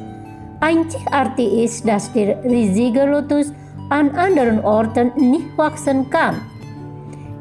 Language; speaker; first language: German; non-native, fluent; Indonesian